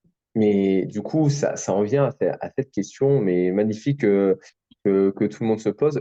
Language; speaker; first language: French; native; French